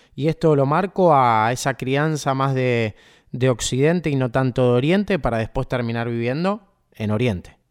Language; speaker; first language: Spanish; native; Spanish